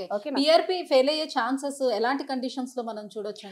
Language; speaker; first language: Telugu; native; Telugu